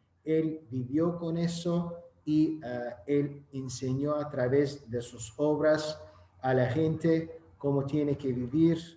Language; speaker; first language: Spanish; non-native, learner; Azerbaijani